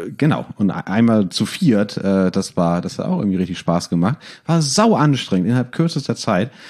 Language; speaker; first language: German; native; German